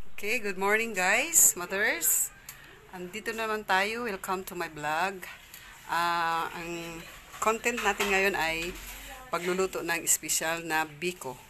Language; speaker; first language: Filipino; non-native, local second language; Cebuano